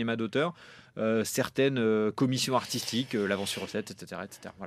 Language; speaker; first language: French; native; French